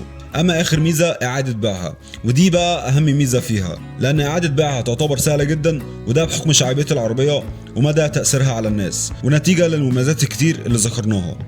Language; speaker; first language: Arabic; native; Arabic